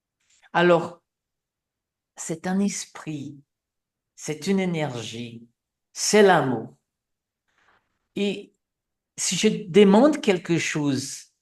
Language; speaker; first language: French; non-native, fluent; Portuguese